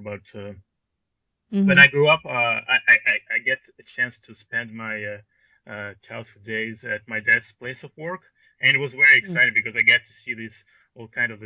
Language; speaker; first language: English; non-native, fluent; Russian